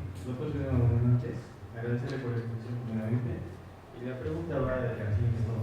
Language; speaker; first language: Spanish; native; Spanish